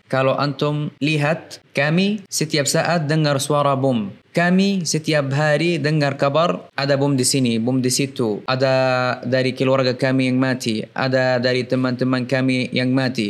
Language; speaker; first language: Indonesian; non-native, fluent; Arabic